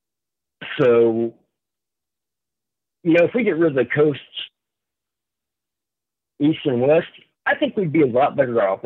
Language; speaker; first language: English; native; English